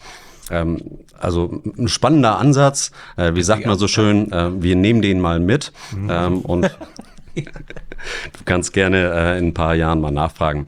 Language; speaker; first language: German; native; German